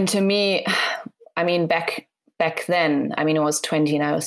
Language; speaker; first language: English; non-native, fluent; Serbian